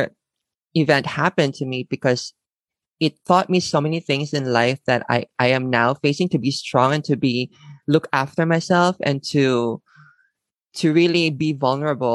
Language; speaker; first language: English; non-native, local second language; Filipino